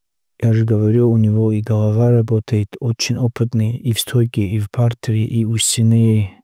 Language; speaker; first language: Russian; non-native, local second language; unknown